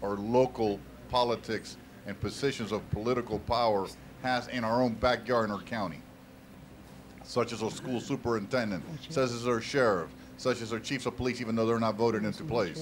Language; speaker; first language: English; native; English